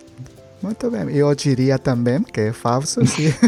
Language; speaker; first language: Portuguese; non-native, learner; Spanish